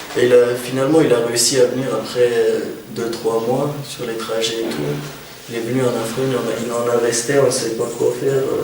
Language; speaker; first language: French; non-native, fluent; Kurdish